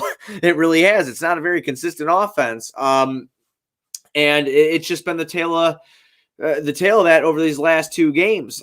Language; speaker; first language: English; native; English